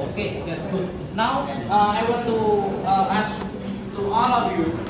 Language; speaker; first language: English; non-native, learner; Indonesian